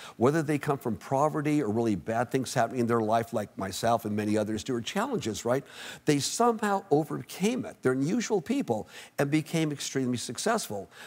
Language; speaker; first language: English; native; English